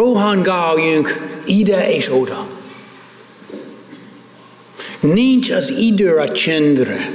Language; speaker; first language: Hungarian; non-native, fluent; English